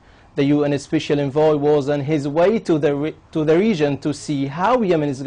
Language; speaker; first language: English; non-native, local second language; Arabic